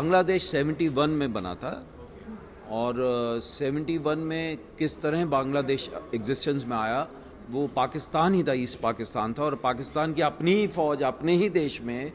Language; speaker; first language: Hindi; native; Hindi